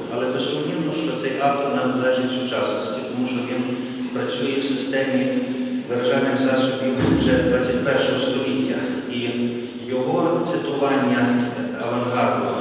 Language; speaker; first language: Ukrainian; native; Ukrainian